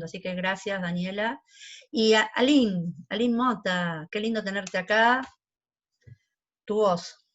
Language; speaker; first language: Spanish; native; Spanish